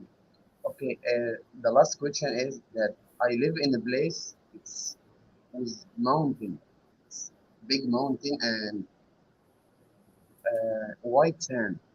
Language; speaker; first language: English; non-native, learner; Arabic